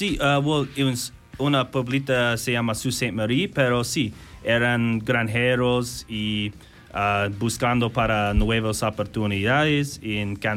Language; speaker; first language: Spanish; non-native, learner; English